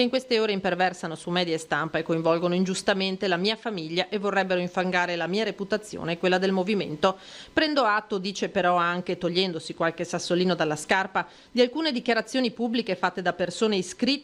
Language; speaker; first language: Italian; native; Italian